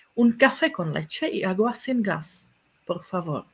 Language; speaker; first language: Spanish; non-native, fluent; Czech